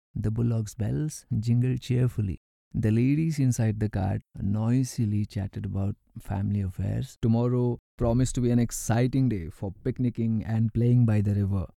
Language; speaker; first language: English; non-native, local second language; Urdu